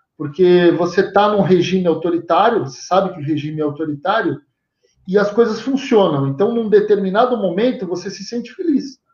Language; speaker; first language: Portuguese; native; Portuguese